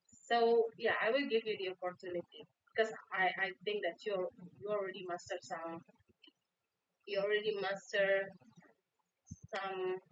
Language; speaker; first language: English; non-native, fluent; Indonesian